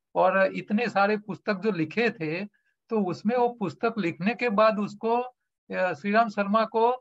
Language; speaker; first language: Hindi; non-native, local second language; Gujarati